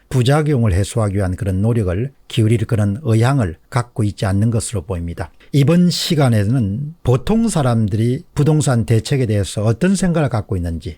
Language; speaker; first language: Korean; native; Korean